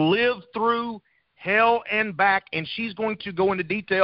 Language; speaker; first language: English; native; English